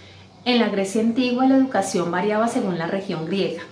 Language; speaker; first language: Spanish; native; Spanish